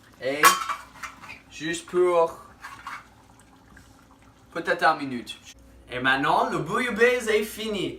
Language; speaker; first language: French; non-native, learner; English